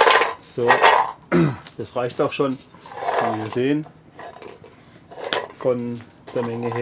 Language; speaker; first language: German; native; German